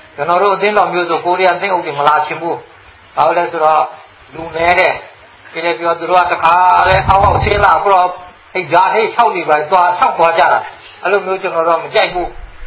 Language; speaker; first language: Burmese; non-native, local second language; Hakha Chin